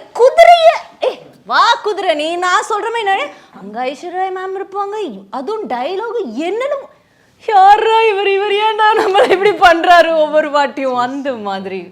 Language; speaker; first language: Tamil; native; Tamil